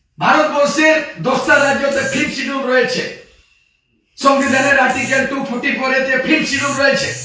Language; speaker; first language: Bangla; non-native, local second language; Santali